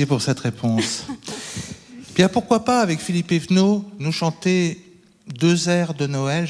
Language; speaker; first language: French; native; French